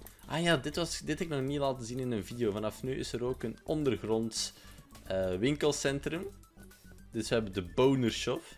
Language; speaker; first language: Dutch; native; Dutch